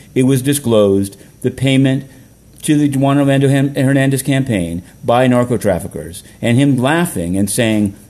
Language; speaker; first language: English; native; English